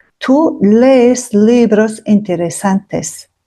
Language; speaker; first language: Spanish; non-native, fluent; Mongolian